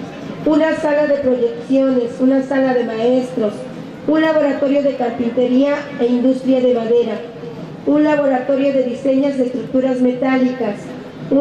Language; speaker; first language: Spanish; native; Spanish